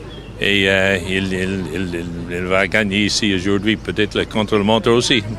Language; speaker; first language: French; non-native, fluent; English